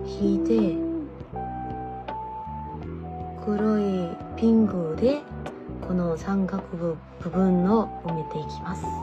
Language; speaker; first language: Japanese; non-native, learner; Thai